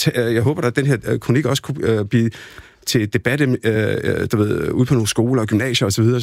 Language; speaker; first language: Danish; early bilingual, other home language; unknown